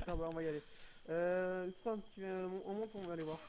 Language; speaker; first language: French; native; French